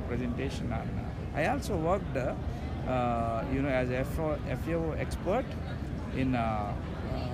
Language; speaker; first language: English; non-native, local second language; Telugu